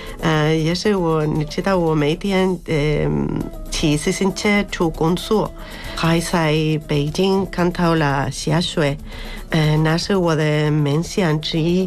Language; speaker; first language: Chinese; non-native, learner; Spanish